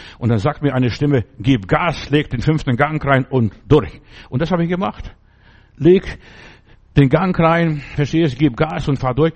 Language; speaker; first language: German; early bilingual, other home language; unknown